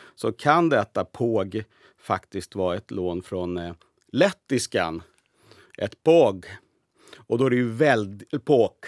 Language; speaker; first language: Swedish; native; Swedish